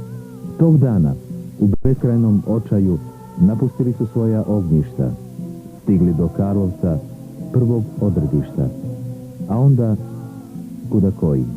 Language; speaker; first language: Bosnian; native; Bosnian